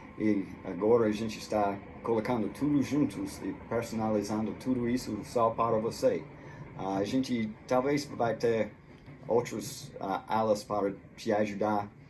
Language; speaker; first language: Portuguese; non-native, fluent; English